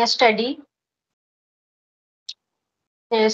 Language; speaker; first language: English; non-native, learner; Hindi